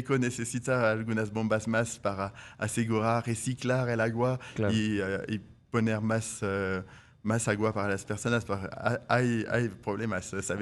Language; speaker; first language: Spanish; non-native, fluent; French